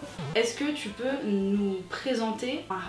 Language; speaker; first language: French; native; French